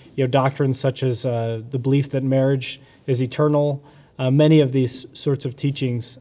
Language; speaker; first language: English; native; English